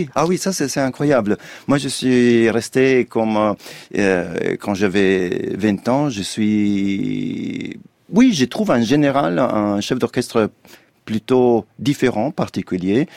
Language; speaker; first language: French; non-native, fluent; Italian